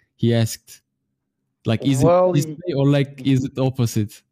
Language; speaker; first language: English; non-native, fluent; Turkish